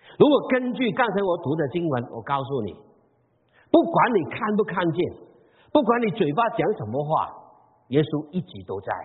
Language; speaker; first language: Chinese; non-native, local second language; Cantonese